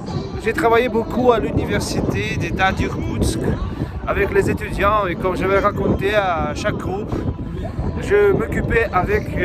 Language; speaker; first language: French; non-native, fluent; Russian